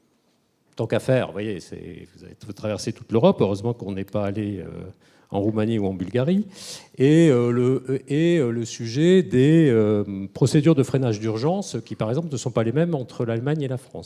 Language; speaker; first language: French; native; French